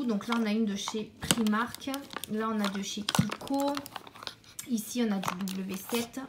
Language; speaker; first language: French; native; French